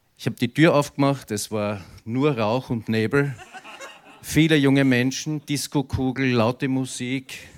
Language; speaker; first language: German; native; German